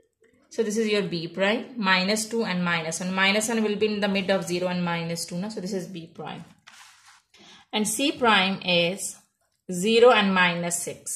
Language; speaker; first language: English; non-native, local second language; Urdu